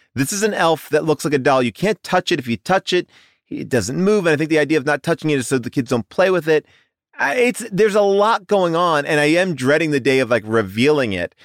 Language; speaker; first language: English; native; English